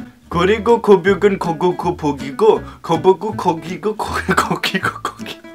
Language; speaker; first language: Korean; non-native, learner; English